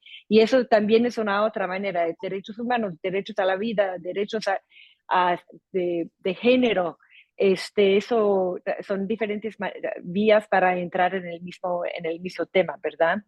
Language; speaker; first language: Spanish; non-native, fluent; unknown